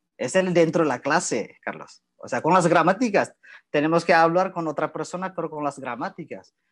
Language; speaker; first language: Spanish; non-native, learner; Indonesian